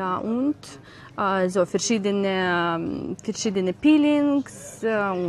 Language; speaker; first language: German; non-native, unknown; Ukrainian